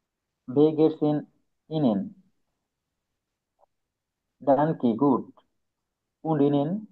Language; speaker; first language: German; non-native, learner; Bangla